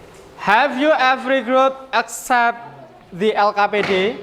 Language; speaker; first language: English; non-native, learner; Indonesian